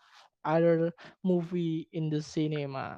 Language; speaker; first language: English; non-native, learner; Indonesian